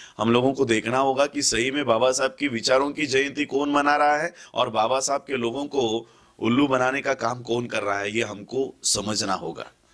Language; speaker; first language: Hindi; non-native, local second language; Marathi